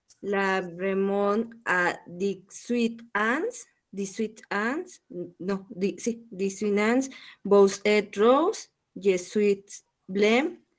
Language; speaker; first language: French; non-native, learner; Spanish